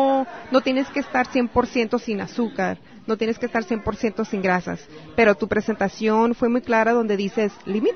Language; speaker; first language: Spanish; native; Spanish